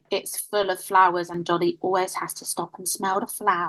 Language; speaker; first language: English; native; English